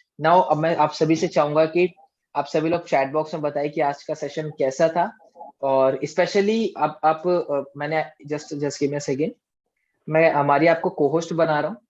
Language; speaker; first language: Hindi; native; Hindi